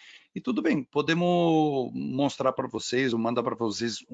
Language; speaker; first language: Portuguese; non-native, fluent; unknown